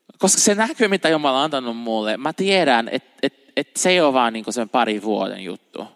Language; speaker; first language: Finnish; non-native, fluent; Portuguese